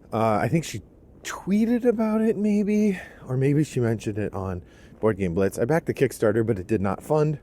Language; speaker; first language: English; native; English